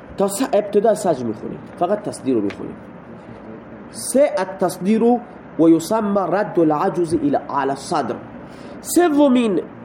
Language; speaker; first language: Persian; non-native, local second language; Baluchi